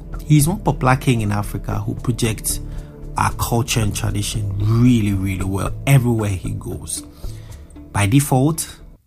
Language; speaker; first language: English; non-native, local second language; Akan